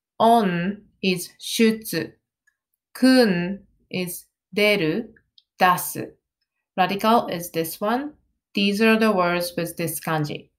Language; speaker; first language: English; non-native, fluent; Japanese